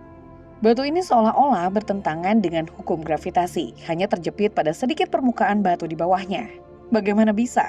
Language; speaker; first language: Indonesian; native; Indonesian